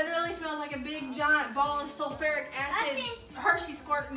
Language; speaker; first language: English; native; English